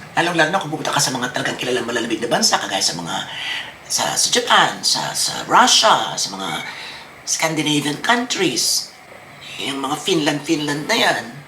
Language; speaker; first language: Filipino; native; Filipino